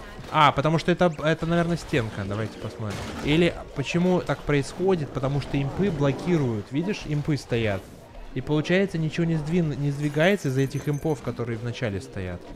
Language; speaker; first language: Russian; native; Russian